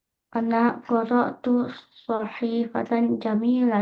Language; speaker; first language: Arabic; non-native, learner; Indonesian